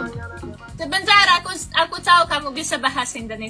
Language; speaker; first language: Indonesian; non-native, fluent; Russian